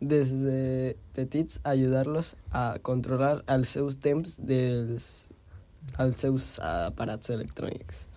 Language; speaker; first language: Catalan; non-native, local second language; Spanish